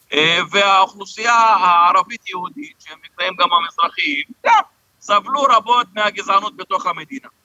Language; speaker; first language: Hebrew; non-native, local second language; Arabic